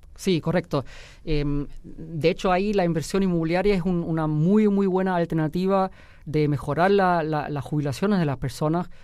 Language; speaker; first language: Spanish; early bilingual, heritage; Spanish